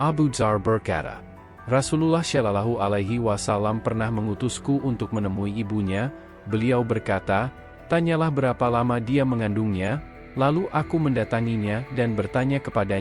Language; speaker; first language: Indonesian; native; Indonesian